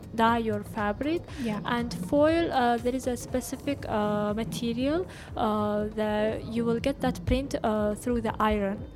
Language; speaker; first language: English; non-native, learner; Russian